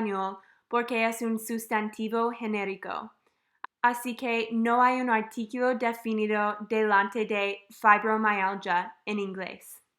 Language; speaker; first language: Spanish; non-native, fluent; English